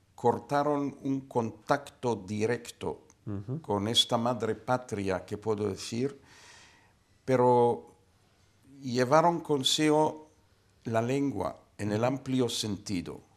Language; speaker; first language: Spanish; non-native, fluent; Hebrew